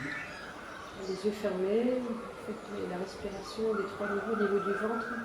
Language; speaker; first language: French; native; French